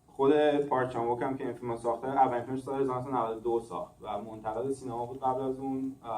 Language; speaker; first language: Persian; early bilingual, heritage; English